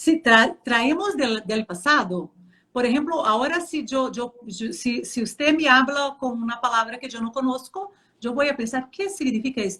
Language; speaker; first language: Spanish; non-native, fluent; Portuguese